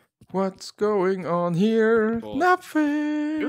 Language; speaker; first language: English; non-native, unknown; German